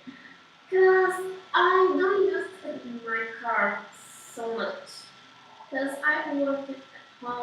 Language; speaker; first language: English; non-native, learner; Portuguese